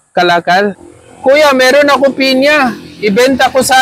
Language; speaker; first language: Filipino; non-native, learner; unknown